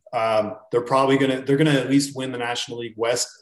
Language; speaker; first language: English; native; English